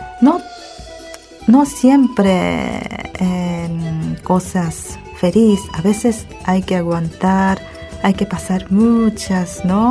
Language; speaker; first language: Spanish; early bilingual, other home language; Japanese